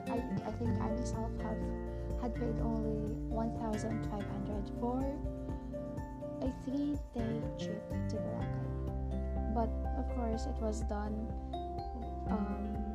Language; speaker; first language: English; non-native, local second language; Masbatenyo